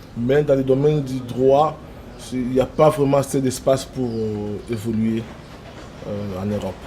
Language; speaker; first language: French; non-native, local second language; Lingala